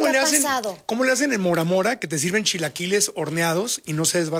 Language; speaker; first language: Spanish; native; Spanish